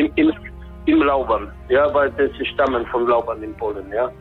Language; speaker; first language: German; non-native, learner; Polish